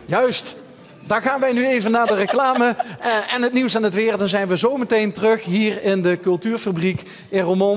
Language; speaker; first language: Dutch; native; Dutch